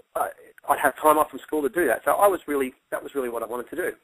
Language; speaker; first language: English; native; English